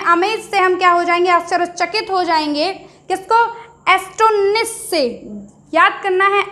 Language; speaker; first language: Hindi; native; Hindi